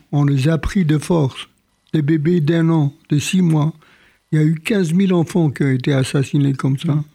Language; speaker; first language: French; non-native, fluent; Polish